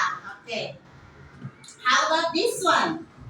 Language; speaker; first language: English; non-native, learner; Indonesian